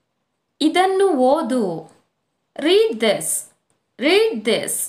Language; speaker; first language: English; non-native, local second language; Kannada